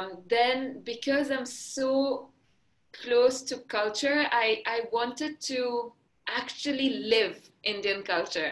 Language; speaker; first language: English; non-native, fluent; Marathi